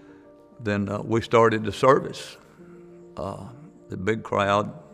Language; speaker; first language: English; native; English